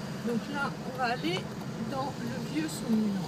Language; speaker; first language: French; native; French